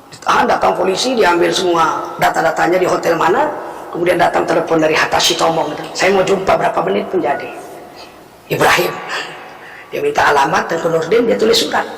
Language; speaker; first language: Indonesian; native; Indonesian